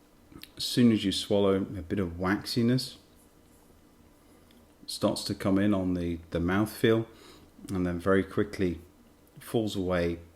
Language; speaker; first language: English; native; English